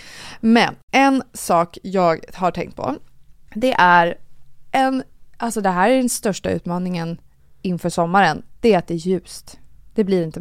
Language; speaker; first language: Swedish; native; Swedish